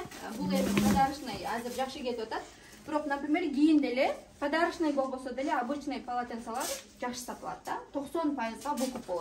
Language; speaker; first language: Kyrgyz; native; Kyrgyz